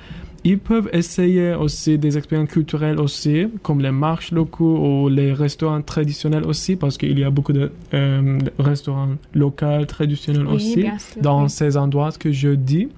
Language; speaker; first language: French; non-native, learner; Turkish